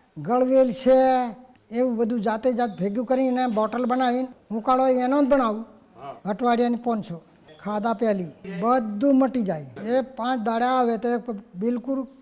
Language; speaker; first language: Gujarati; non-native, local second language; Rathawi